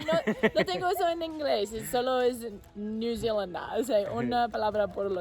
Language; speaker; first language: Spanish; non-native, learner; English